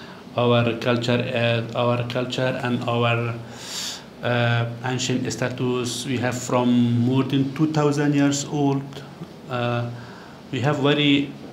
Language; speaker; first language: English; non-native, learner; Persian